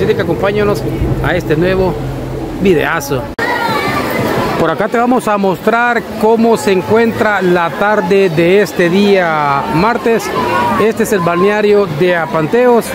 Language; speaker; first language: Spanish; native; Spanish